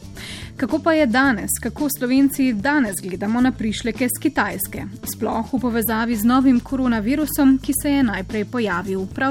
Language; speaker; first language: Slovenian; native; Slovenian